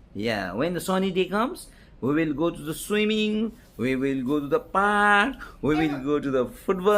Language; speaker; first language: English; non-native, fluent; Nepali